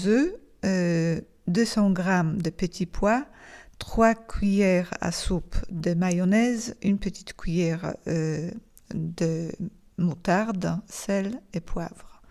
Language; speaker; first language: French; non-native, fluent; Polish